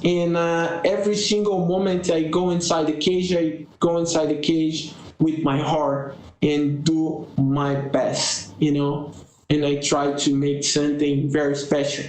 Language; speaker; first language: English; non-native, learner; Portuguese